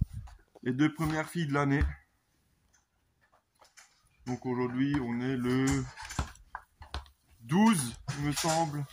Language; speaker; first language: French; native; French